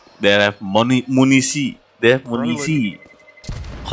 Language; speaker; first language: English; non-native, learner; Sundanese